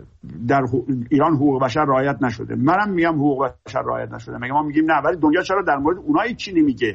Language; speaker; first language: Persian; native; Persian